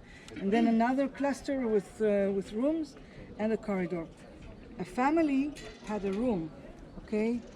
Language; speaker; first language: English; non-native, fluent; Hebrew